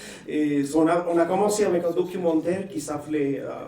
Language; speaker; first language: French; non-native, fluent; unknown